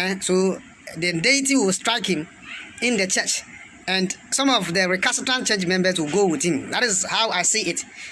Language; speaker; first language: English; non-native, local second language; Akan